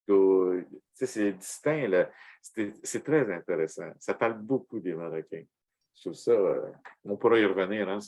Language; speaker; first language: French; native; French